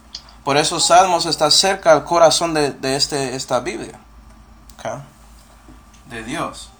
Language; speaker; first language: Spanish; non-native, fluent; English